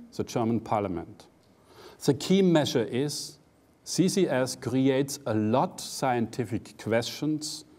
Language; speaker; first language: English; non-native, fluent; German